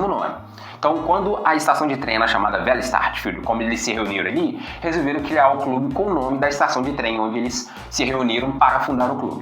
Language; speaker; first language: Portuguese; native; Portuguese